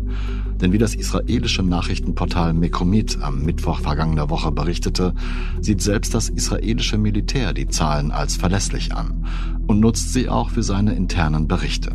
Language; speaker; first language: German; native; German